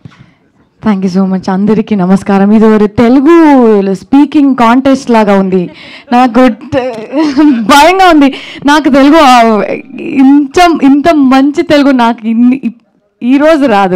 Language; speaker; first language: Telugu; non-native, learner; Kannada